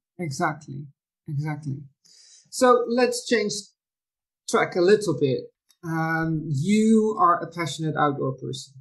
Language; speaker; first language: English; non-native, fluent; Dutch